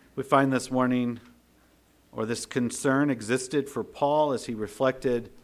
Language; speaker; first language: English; native; English